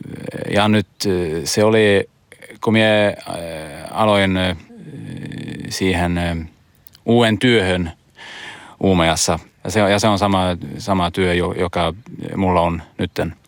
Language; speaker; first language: Finnish; non-native, learner; Swedish